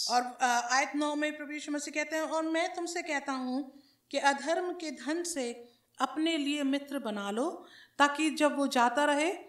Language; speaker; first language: Hindi; native; Hindi